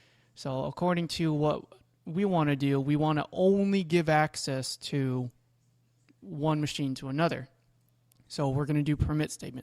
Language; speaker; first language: English; native; English